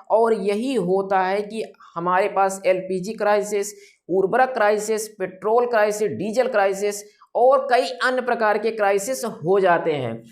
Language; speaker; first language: Hindi; native; Hindi